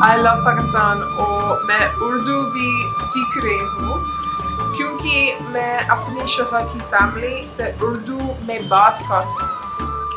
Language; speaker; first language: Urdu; non-native, learner; English